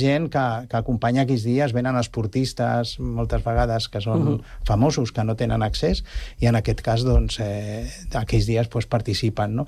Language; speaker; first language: Catalan; native; Catalan